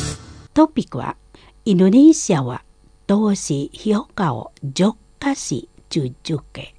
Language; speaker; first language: Japanese; non-native, fluent; Indonesian